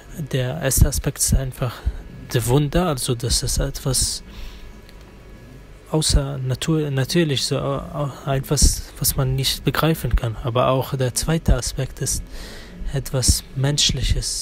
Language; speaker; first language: German; non-native, fluent; Arabic